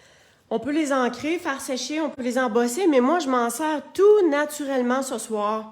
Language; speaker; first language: French; native; French